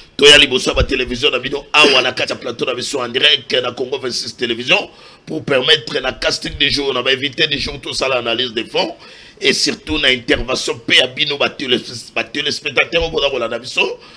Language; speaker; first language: Lingala; native; Lingala